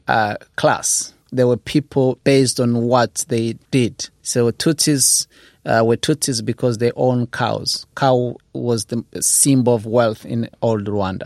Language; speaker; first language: English; non-native, local second language; Kinyarwanda